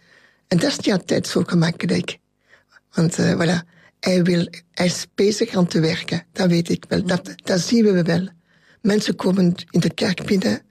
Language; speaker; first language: Dutch; non-native, local second language; French